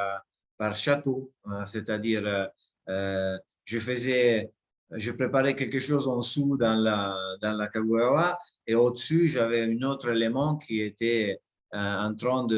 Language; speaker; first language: French; non-native, fluent; Italian